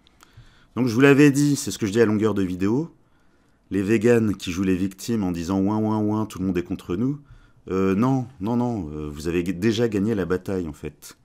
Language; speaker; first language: French; native; French